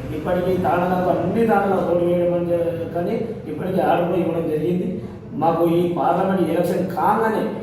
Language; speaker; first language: Telugu; non-native, local second language; Lambadi